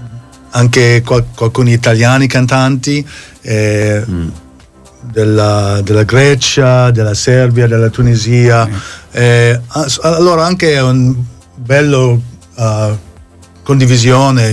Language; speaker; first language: Italian; non-native, fluent; English